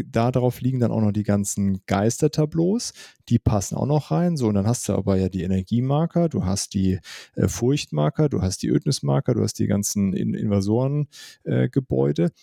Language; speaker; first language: German; native; German